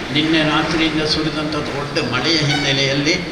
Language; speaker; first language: Kannada; non-native, local second language; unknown